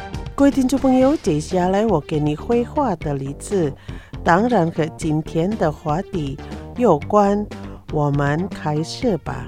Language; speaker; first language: Chinese; non-native, fluent; Indonesian